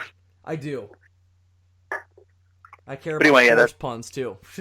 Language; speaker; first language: English; native; English